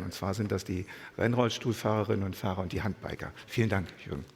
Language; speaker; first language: German; native; German